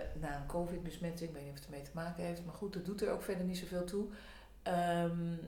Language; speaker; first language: Dutch; native; Dutch